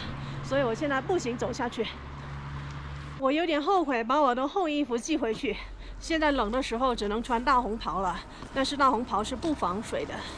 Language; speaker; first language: Chinese; native; Chinese